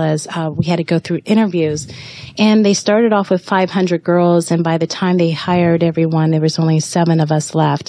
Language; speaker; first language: English; native; English